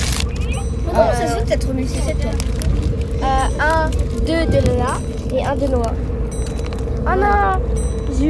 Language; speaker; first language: French; native; French